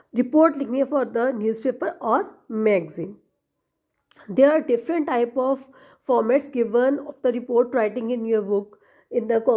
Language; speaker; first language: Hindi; non-native, local second language; Punjabi